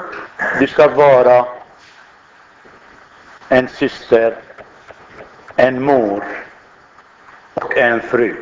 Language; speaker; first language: Swedish; non-native, fluent; Arabic